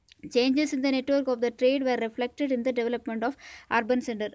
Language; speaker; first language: English; non-native, local second language; Tamil